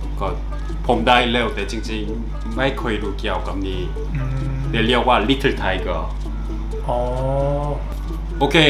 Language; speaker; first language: Thai; non-native, learner; Korean